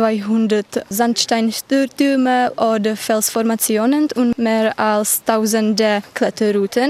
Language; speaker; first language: German; non-native, learner; Czech